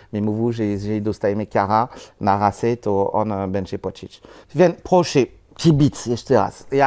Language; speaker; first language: Polish; non-native, learner; French